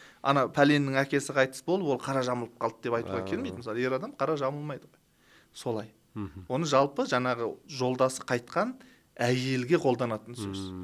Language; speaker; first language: Kazakh; early bilingual, heritage; Kazakh